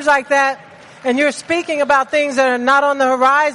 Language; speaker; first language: English; native; English